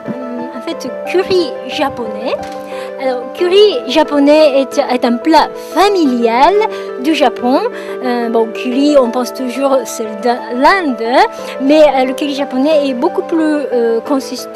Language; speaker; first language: French; non-native, fluent; Japanese